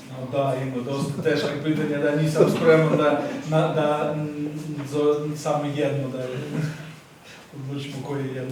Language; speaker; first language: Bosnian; non-native, fluent; Russian